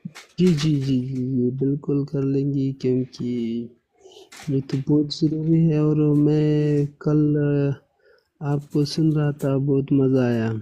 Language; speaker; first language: Hindi; non-native, local second language; Pashto